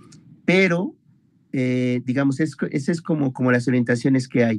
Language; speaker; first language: Spanish; native; Spanish